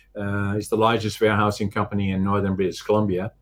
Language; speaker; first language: English; non-native, fluent; Dutch